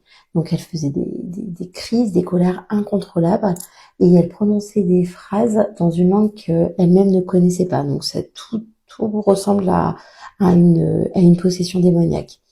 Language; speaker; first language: French; native; French